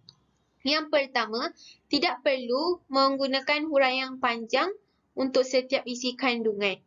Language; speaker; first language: Malay; native; Malay